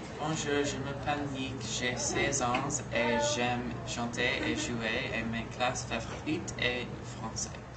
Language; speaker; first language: French; non-native, learner; English